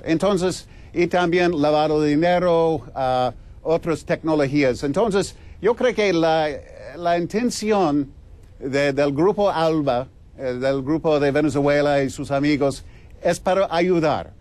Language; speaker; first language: Spanish; non-native, fluent; English